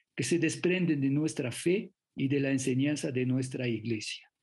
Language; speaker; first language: Spanish; non-native, fluent; French